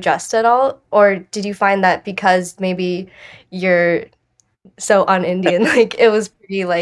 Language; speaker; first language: English; native; English